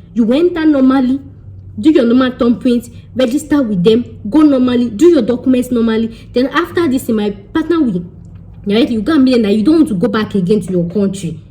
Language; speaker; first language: Nigerian Pidgin; non-native, local second language; Yoruba